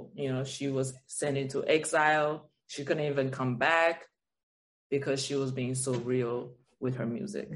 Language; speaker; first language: English; non-native, fluent; Chinese